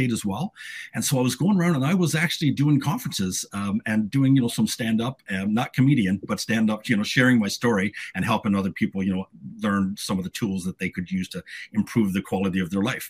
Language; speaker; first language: English; native; English